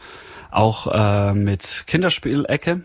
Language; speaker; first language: German; native; German